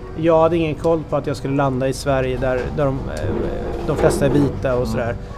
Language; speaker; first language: Swedish; native; Swedish